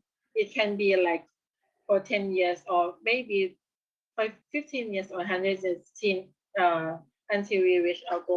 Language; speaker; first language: English; non-native, learner; Thai